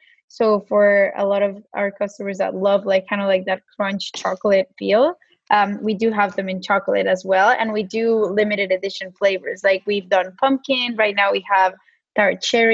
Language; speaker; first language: English; non-native, fluent; Spanish